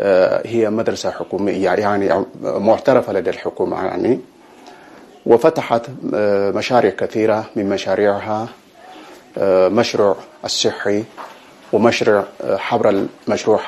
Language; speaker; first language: Arabic; non-native, fluent; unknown